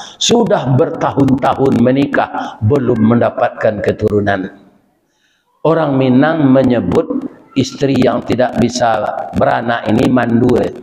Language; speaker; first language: Malay; non-native, local second language; Minangkabau